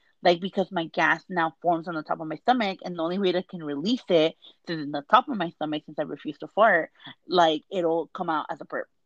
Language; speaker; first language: English; early bilingual, other home language; Spanish